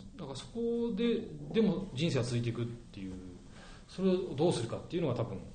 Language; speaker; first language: Japanese; native; Japanese